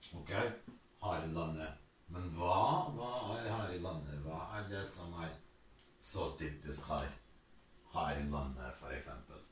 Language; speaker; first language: Norwegian; non-native, fluent; Serbian